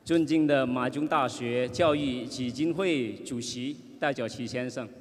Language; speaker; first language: Chinese; non-native, fluent; Indonesian